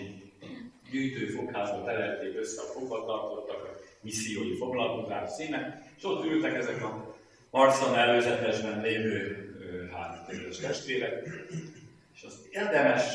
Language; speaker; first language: Hungarian; native; Hungarian